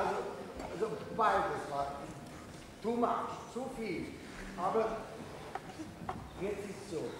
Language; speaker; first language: German; non-native, fluent; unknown